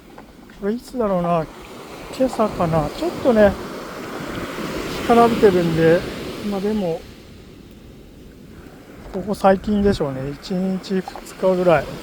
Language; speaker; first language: Japanese; native; Japanese